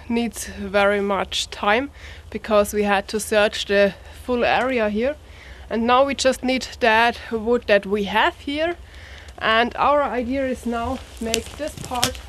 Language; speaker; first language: English; non-native, learner; German